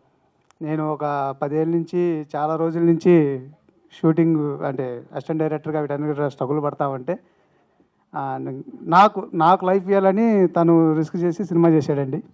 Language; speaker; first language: Telugu; native; Telugu